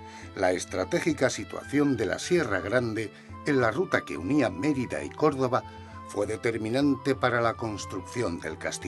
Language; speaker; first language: Spanish; native; Spanish